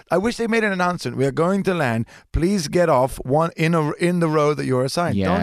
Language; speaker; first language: English; native; English